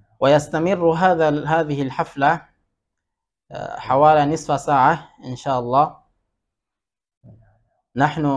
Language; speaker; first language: Arabic; non-native, fluent; Bangla